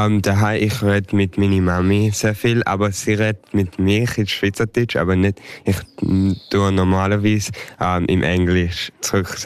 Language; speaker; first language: German; early bilingual, heritage; English